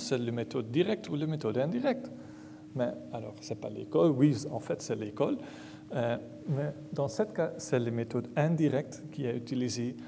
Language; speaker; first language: French; non-native, learner; Dutch